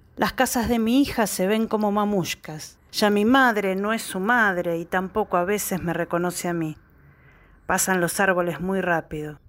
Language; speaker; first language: Spanish; native; Spanish